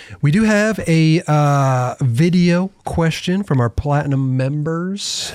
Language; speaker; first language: English; native; English